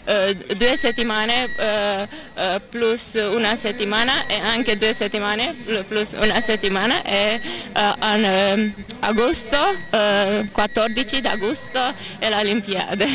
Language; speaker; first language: Italian; non-native, learner; Croatian